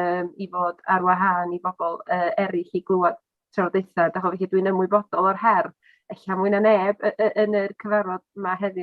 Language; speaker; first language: Welsh; native; Welsh